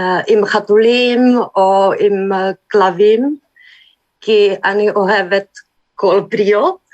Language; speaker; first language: Hebrew; non-native, learner; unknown